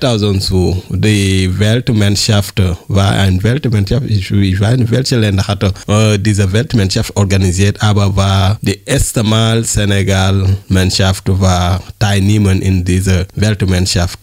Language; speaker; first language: German; non-native, learner; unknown